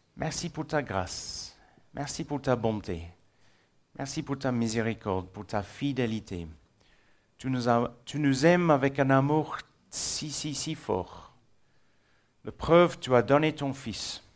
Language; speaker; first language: French; non-native, fluent; English